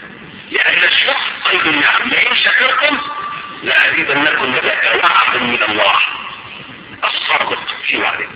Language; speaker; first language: Arabic; native; Arabic